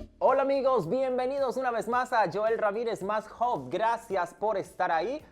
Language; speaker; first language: Spanish; native; Spanish